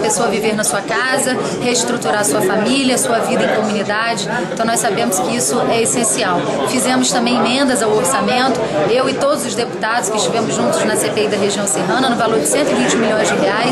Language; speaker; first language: Portuguese; native; Portuguese